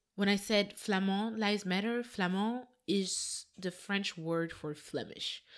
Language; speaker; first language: English; non-native, fluent; Dutch